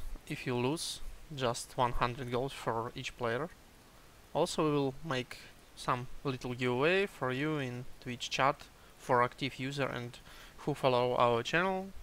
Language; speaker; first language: English; non-native, learner; Russian